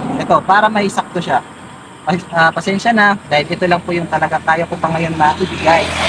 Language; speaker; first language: Filipino; non-native, local second language; Waray